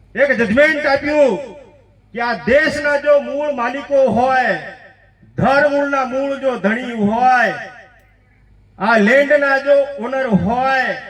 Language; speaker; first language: Gujarati; non-native, local second language; Bhili